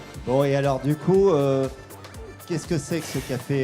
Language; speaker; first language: French; native; French